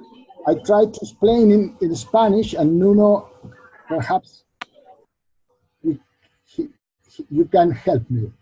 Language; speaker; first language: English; non-native, learner; Spanish